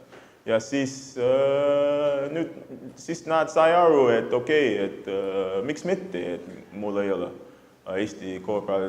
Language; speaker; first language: Estonian; non-native, fluent; English